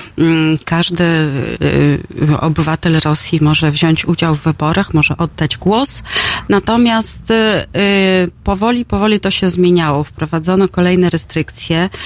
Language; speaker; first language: Polish; non-native, fluent; Russian